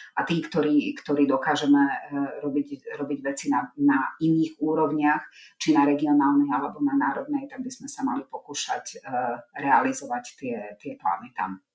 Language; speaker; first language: Slovak; non-native, local second language; Hungarian